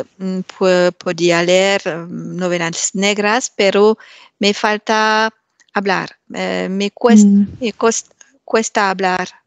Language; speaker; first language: Spanish; non-native, learner; French